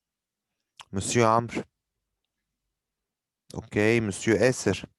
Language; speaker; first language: French; non-native, fluent; Arabic